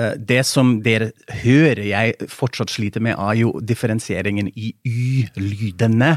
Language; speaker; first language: Norwegian; non-native, fluent; German